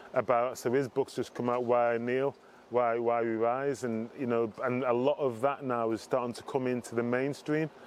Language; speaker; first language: English; native; English